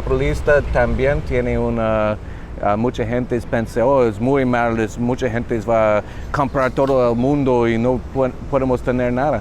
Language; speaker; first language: Spanish; non-native, learner; English